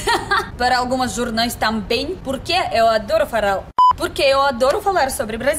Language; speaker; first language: Portuguese; non-native, fluent; Russian